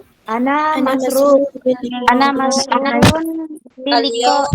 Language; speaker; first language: Arabic; non-native, learner; Indonesian